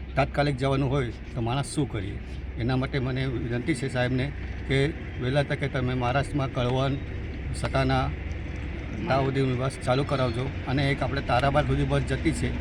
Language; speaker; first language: Gujarati; non-native, local second language; Marathi